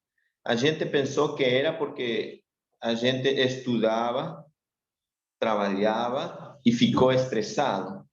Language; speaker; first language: Portuguese; non-native, learner; Spanish